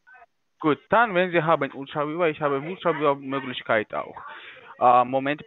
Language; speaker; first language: German; non-native, fluent; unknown